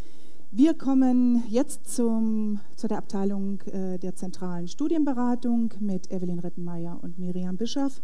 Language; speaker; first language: German; native; German